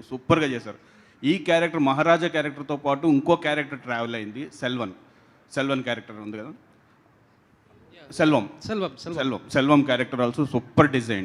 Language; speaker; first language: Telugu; non-native, learner; Tamil